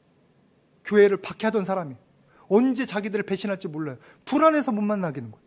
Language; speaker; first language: Korean; native; Korean